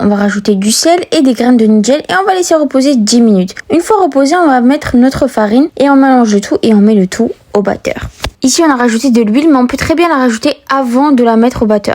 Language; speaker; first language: French; native; French